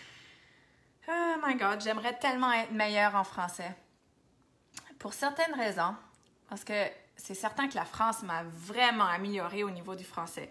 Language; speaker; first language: French; native; French